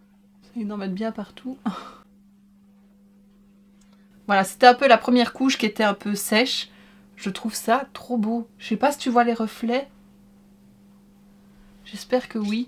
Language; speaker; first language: French; native; French